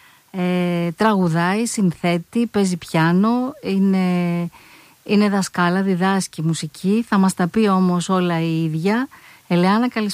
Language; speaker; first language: Greek; native; Greek